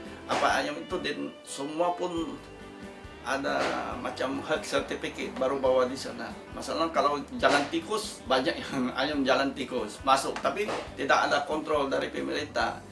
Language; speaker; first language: Indonesian; non-native, fluent; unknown